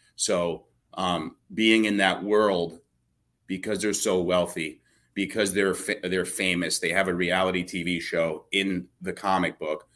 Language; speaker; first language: English; native; English